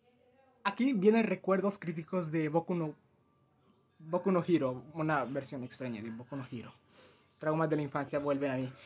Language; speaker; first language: Spanish; native; Spanish